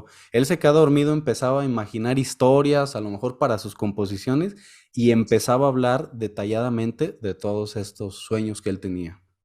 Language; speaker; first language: Spanish; native; Spanish